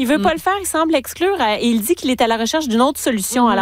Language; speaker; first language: French; native; French